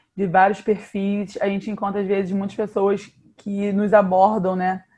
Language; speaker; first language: Portuguese; native; Portuguese